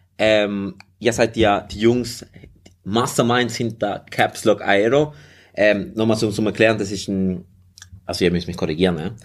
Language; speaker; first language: German; early bilingual, other home language; Spanish